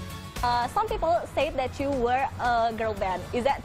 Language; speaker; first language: English; non-native, fluent; Indonesian